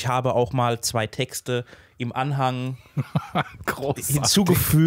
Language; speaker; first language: German; native; German